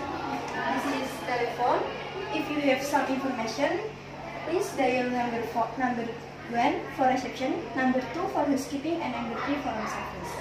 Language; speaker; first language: English; non-native, learner; Indonesian